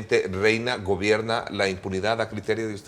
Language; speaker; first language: Spanish; native; Spanish